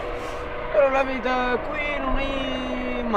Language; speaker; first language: Italian; non-native, fluent; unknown